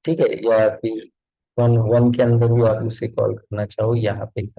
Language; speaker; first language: Hindi; non-native, local second language; Marathi